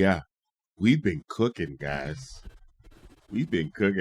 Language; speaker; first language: English; native; English